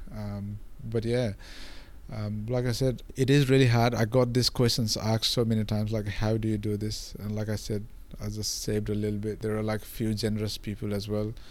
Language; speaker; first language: English; non-native, local second language; Nepali